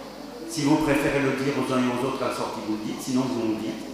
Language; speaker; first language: French; native; French